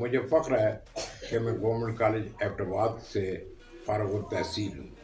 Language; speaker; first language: Urdu; non-native, local second language; Northern Hindko